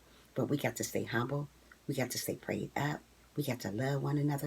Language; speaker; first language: English; native; English